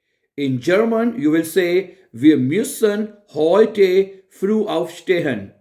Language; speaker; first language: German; non-native, fluent; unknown